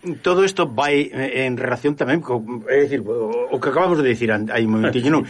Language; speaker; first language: Galician; native; Galician